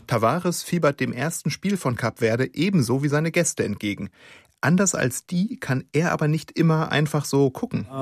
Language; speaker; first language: German; native; German